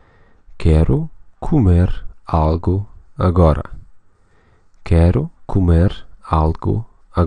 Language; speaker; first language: Portuguese; non-native, fluent; Russian